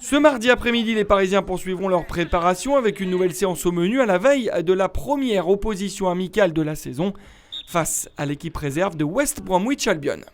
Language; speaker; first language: French; native; French